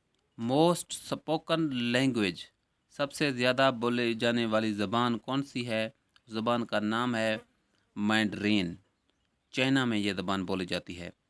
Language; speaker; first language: Urdu; native; Urdu